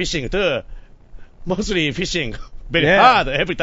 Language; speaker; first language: English; non-native, learner; Japanese